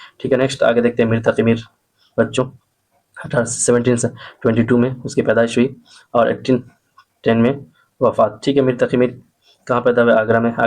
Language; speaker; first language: Urdu; native; Urdu